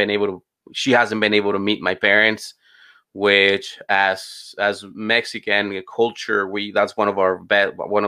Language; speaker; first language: English; non-native, fluent; Spanish